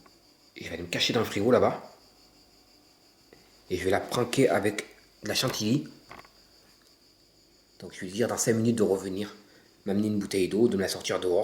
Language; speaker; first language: French; native; French